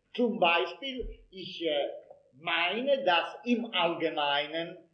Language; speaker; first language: German; non-native, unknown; Italian